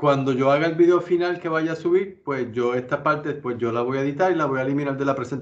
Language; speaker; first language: Spanish; native; Spanish